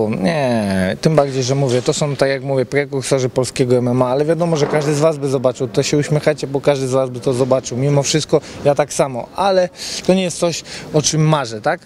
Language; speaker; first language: Polish; native; Polish